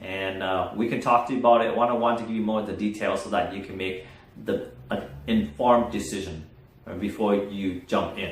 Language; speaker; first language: English; non-native, fluent; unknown